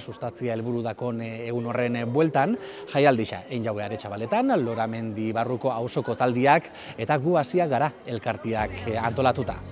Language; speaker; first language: Basque; native; Basque